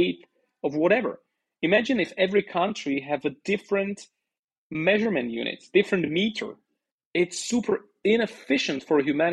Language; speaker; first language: English; non-native, fluent; Slovak